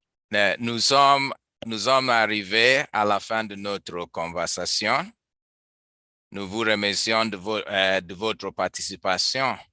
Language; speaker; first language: French; non-native, learner; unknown